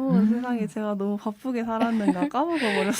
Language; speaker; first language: Korean; native; Korean